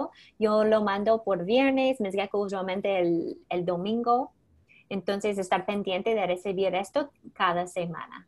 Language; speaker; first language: Spanish; non-native, fluent; English